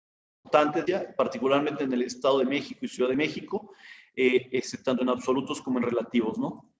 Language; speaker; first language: Spanish; native; Spanish